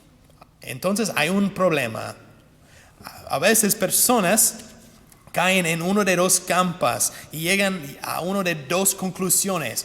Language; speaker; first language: Spanish; non-native, fluent; English